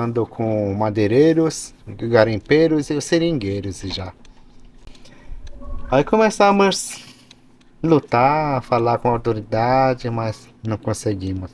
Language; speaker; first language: Portuguese; non-native, local second language; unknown